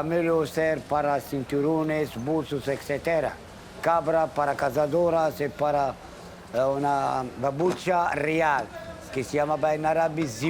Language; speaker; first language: Spanish; non-native, fluent; Arabic